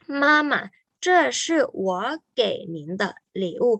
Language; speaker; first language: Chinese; non-native, fluent; Thai